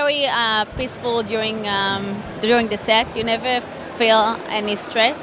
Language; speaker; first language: English; non-native, fluent; Hebrew